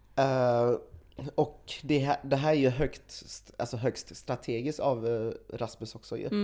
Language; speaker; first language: Swedish; early bilingual, other home language; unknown